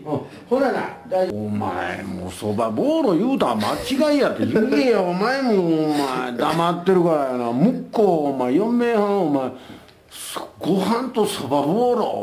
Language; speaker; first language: Japanese; native; Japanese